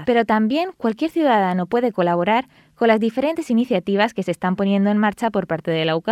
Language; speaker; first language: Spanish; native; Spanish